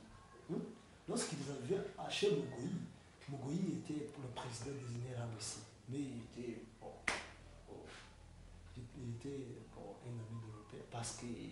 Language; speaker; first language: French; non-native, learner; Kinyarwanda